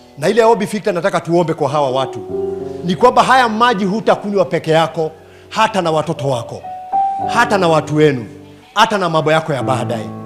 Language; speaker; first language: Swahili; non-native, local second language; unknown